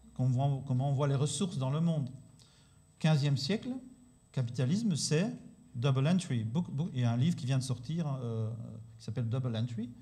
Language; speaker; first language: French; native; French